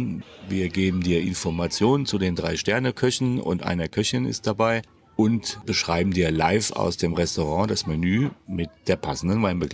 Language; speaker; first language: German; native; German